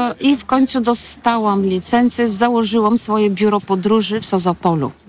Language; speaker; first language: Polish; non-native, fluent; Bulgarian